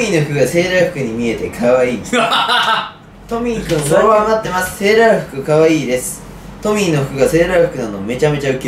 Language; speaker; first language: Japanese; native; Japanese